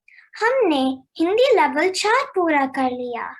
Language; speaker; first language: Hindi; early bilingual, heritage; Hindi